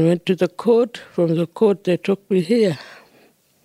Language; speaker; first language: English; non-native, local second language; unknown